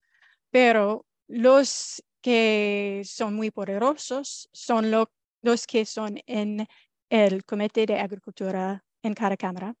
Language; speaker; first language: Spanish; non-native, fluent; English